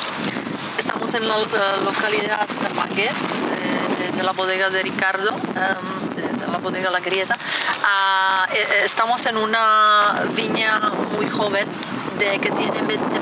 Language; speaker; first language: Spanish; non-native, fluent; Czech